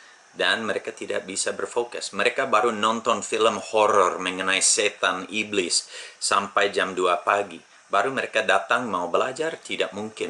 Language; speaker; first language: Indonesian; non-native, fluent; English